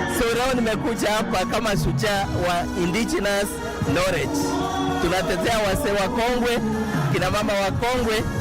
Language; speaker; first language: Swahili; non-native, local second language; Gusii